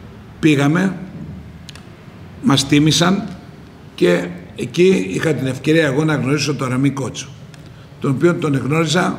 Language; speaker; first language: Greek; native; Greek